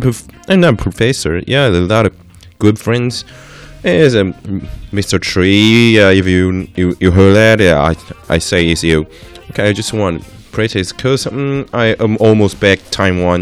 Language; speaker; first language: English; non-native, learner; Chinese